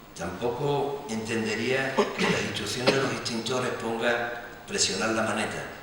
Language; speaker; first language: Spanish; native; Spanish